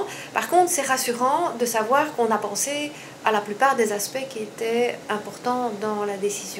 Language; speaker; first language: French; native; French